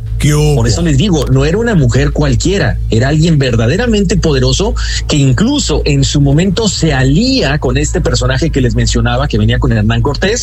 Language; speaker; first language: Spanish; native; Spanish